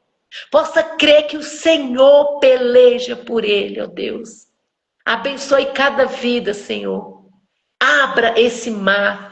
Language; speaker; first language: Portuguese; native; Portuguese